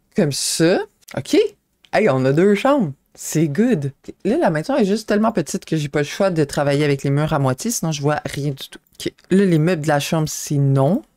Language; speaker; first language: French; native; French